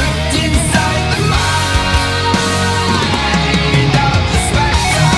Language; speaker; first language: English; native; English